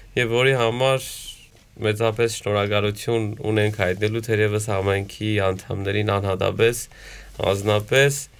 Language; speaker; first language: Armenian; native; Armenian